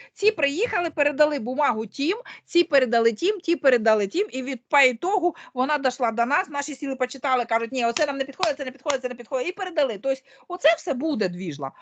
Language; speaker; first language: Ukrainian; non-native, local second language; Russian